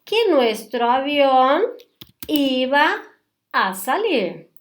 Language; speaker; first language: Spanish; non-native, fluent; Portuguese